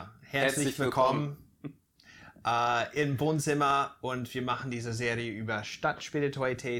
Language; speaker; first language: German; non-native, fluent; English